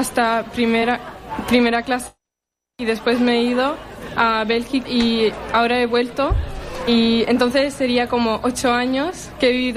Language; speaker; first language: Spanish; early bilingual, other home language; Norwegian